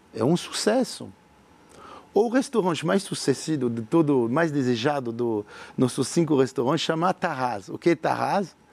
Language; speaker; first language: Portuguese; non-native, fluent; French